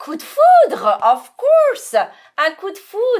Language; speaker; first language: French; native; French